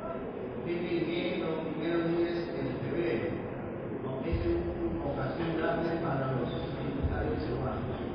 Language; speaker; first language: Spanish; non-native, learner; Chinese